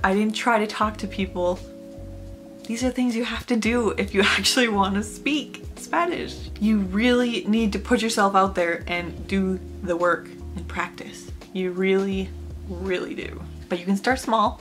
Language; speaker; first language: English; native; English